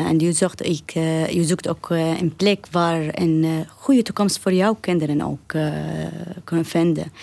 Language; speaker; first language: Dutch; non-native, learner; Arabic